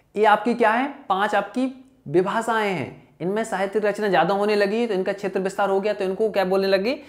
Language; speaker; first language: Hindi; native; Hindi